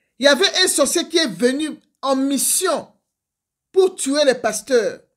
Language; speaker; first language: French; non-native, local second language; Lingala